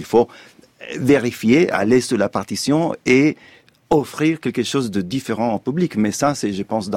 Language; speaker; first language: French; non-native, fluent; Italian